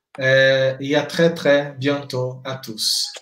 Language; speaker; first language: French; non-native, fluent; Portuguese